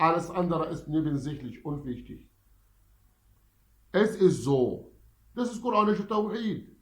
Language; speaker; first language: German; non-native, fluent; Arabic